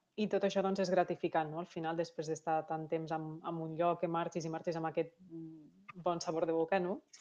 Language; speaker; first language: Catalan; native; Catalan